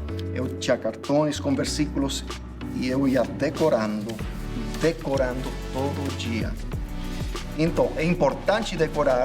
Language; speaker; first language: Portuguese; non-native, fluent; English